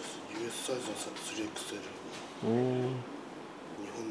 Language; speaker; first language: Japanese; non-native, fluent; Tuvinian